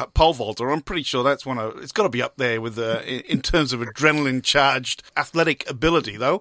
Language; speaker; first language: English; native; English